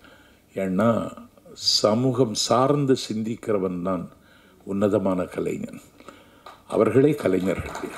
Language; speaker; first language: Tamil; native; Tamil